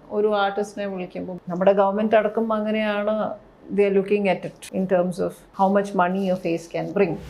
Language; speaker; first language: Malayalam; early bilingual, heritage; Malayalam